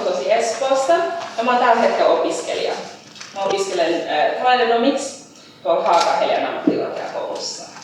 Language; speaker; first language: Finnish; early bilingual, other home language; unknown